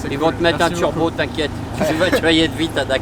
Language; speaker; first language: French; native; French